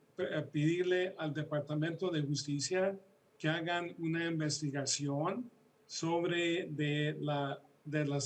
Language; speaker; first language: Spanish; early bilingual, heritage; Spanish